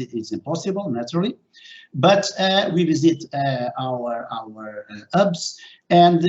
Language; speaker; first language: English; non-native, fluent; Portuguese